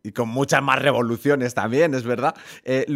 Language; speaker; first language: Spanish; native; Spanish